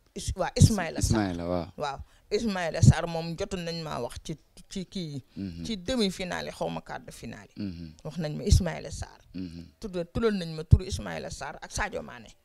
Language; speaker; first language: Wolof; native; Wolof